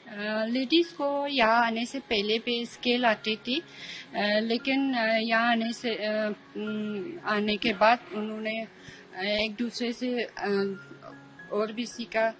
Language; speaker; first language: Hindi; non-native, fluent; Persian